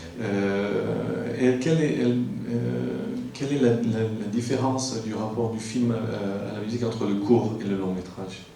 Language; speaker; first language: French; non-native, fluent; Turkish